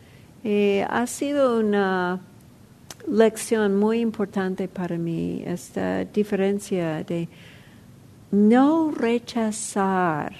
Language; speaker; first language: Spanish; non-native, fluent; English